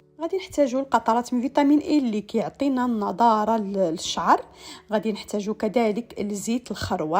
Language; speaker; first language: Arabic; native; Arabic